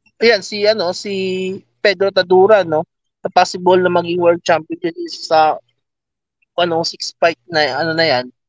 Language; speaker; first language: Filipino; native; Filipino